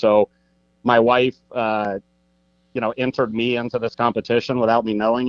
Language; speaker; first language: English; native; English